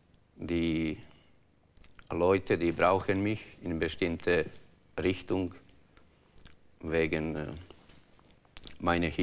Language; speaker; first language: German; non-native, learner; Croatian